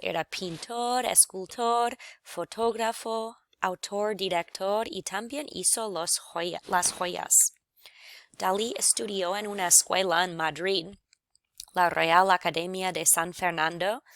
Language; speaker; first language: Spanish; non-native, fluent; English